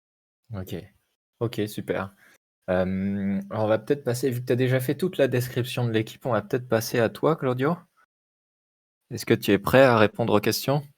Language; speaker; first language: French; native; French